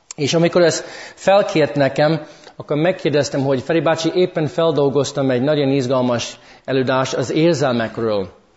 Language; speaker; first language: Hungarian; early bilingual, heritage; English